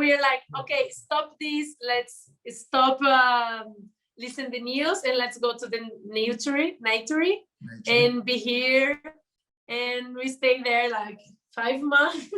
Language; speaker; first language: English; non-native, learner; Portuguese